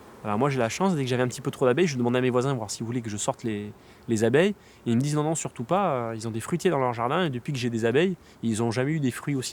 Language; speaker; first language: French; native; French